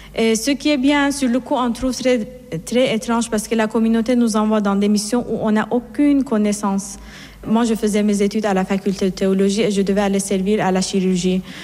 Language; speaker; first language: French; non-native, fluent; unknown